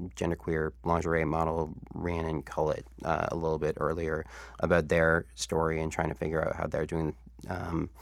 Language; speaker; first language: English; native; English